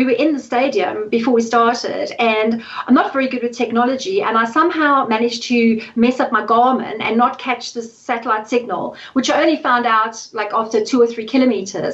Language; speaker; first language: English; native; English